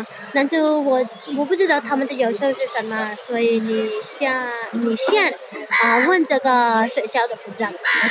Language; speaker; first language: Chinese; non-native, learner; Nepali